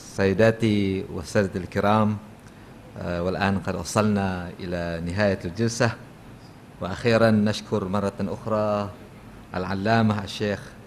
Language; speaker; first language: Arabic; non-native, fluent; Malay